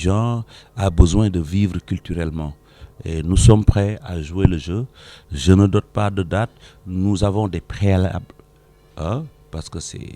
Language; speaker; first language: French; non-native, local second language; Wolof